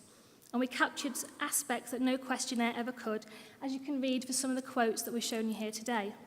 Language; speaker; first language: English; native; English